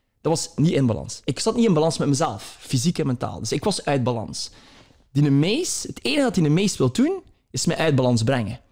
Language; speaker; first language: Dutch; native; Dutch